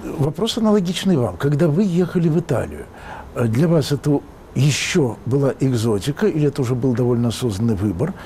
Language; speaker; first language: Russian; native; Russian